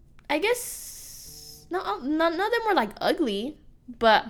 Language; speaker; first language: English; early bilingual, other home language; Spanish